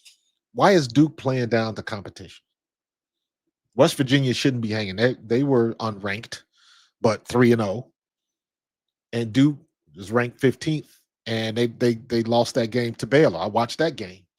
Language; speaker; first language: English; native; English